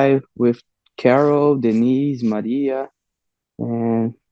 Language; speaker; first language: English; non-native, learner; Portuguese